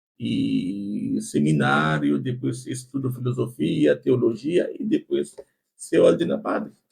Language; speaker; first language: Portuguese; non-native, fluent; Haitian Creole